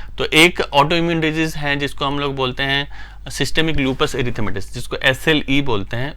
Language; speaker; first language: Hindi; native; Hindi